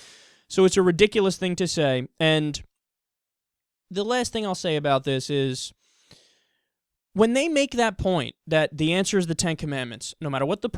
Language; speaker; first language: English; native; English